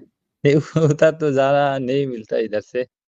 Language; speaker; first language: Hindi; non-native, learner; Bangla